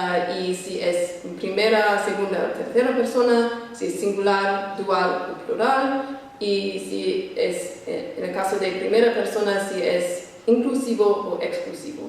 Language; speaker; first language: Spanish; non-native, fluent; English